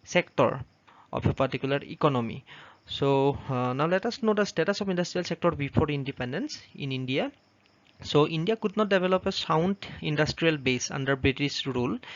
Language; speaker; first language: English; non-native, local second language; Assamese